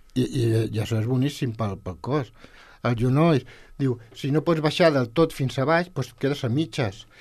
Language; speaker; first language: Catalan; non-native, local second language; Spanish